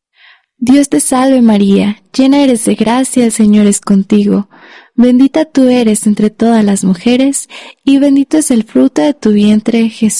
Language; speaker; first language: Spanish; native; Spanish